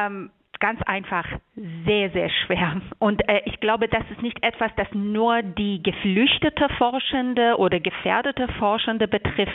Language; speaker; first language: German; non-native, fluent; Persian